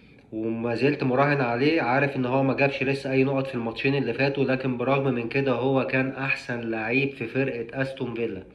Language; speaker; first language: Arabic; native; Arabic